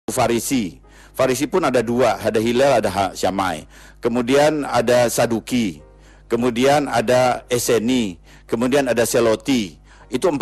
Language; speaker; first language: Indonesian; native; Indonesian